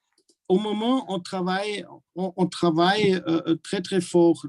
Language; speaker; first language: French; non-native, learner; German